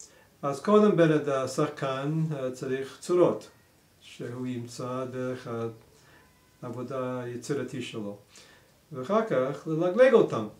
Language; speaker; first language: Hebrew; non-native, fluent; English